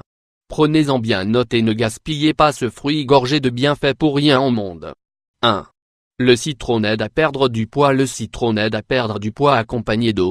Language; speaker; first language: French; native; French